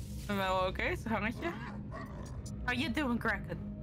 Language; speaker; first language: English; non-native, fluent; Dutch